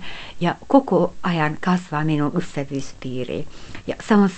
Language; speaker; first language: Finnish; non-native, fluent; Hungarian